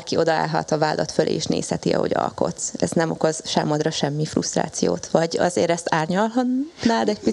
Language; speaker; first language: Hungarian; native; Hungarian